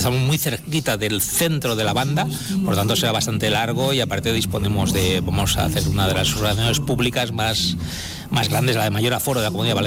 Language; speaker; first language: Spanish; native; Spanish